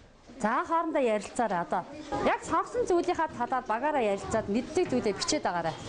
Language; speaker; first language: Mongolian; native; Mongolian